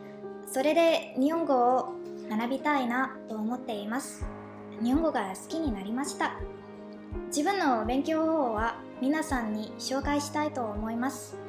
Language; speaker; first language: Japanese; non-native, learner; Vietnamese